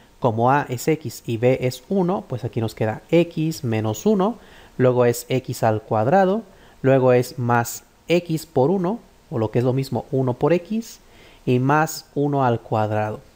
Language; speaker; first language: Spanish; native; Spanish